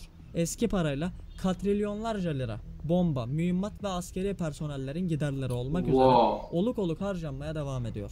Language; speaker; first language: Turkish; native; Turkish